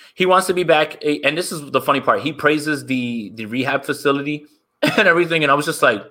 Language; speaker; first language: English; native; English